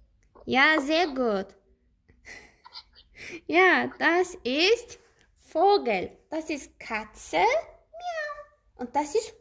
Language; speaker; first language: German; non-native, learner; Azerbaijani